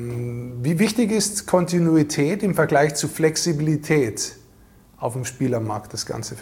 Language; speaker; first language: German; native; German